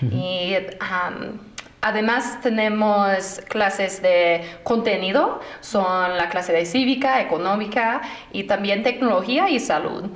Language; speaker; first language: Spanish; non-native, fluent; English